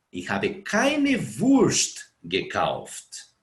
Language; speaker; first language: German; non-native, fluent; Portuguese